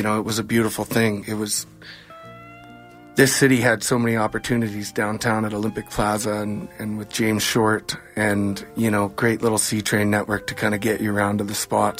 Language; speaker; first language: English; native; English